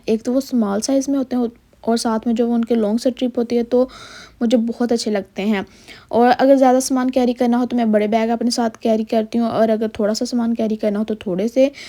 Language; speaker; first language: Urdu; non-native, local second language; Punjabi